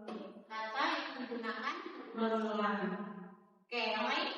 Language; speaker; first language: Indonesian; native; Indonesian